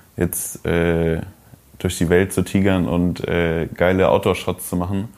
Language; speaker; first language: German; native; German